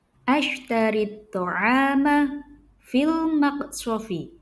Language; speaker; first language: Arabic; non-native, fluent; Indonesian